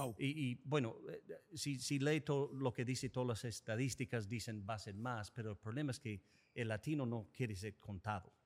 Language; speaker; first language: Spanish; early bilingual, heritage; English